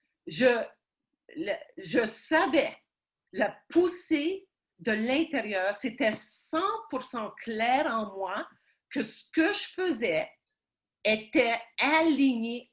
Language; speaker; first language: French; early bilingual, heritage; Ukrainian